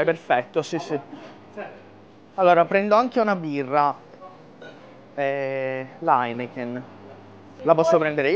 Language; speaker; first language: Italian; non-native, fluent; Portuguese